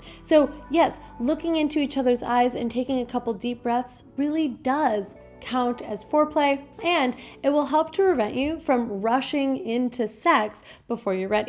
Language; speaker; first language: English; native; English